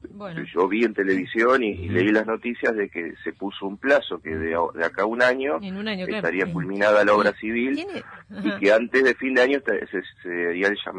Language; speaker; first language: Spanish; native; Spanish